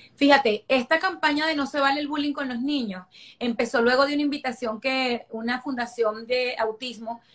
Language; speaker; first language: Spanish; native; Spanish